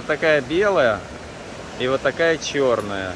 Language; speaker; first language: Russian; native; Russian